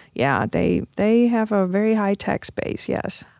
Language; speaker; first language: English; non-native, fluent; German